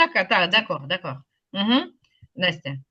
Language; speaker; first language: French; non-native, fluent; Ukrainian